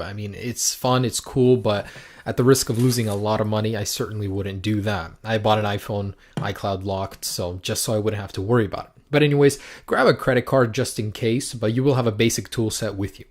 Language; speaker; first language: English; native; English